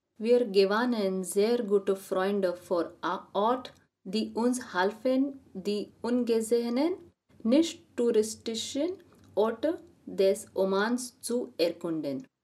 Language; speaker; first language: German; non-native, learner; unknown